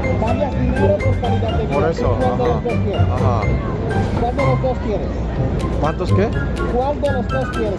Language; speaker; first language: Spanish; non-native, learner; Korean